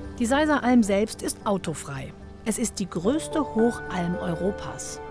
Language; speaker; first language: German; native; German